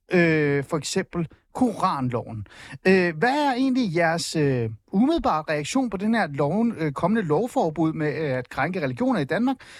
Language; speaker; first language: Danish; early bilingual, other home language; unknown